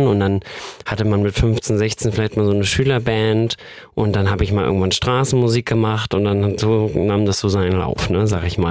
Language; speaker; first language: German; native; German